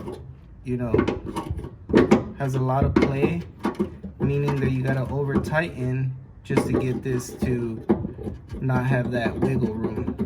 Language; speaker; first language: English; native; English